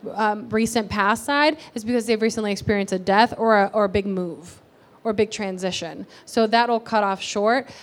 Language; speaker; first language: English; early bilingual, other home language; Spanish